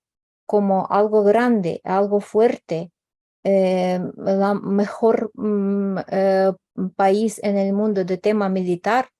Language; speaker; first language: Spanish; non-native, fluent; Ukrainian